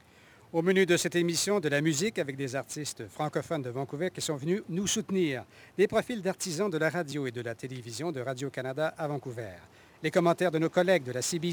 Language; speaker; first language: French; native; French